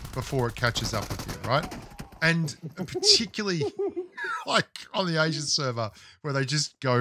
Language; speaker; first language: English; native; English